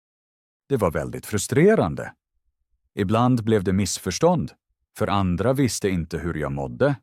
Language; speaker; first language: Swedish; non-native, fluent; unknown